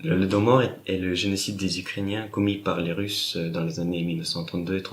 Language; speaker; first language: French; non-native, fluent; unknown